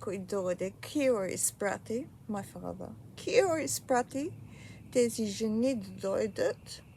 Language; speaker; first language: Bulgarian; early bilingual, heritage; Bulgarian